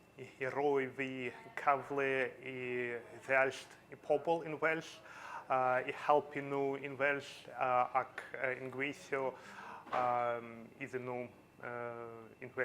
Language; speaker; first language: Welsh; non-native, learner; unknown